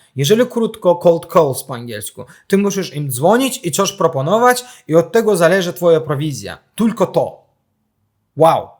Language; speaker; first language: Polish; non-native, fluent; Azerbaijani